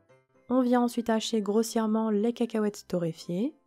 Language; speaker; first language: French; native; French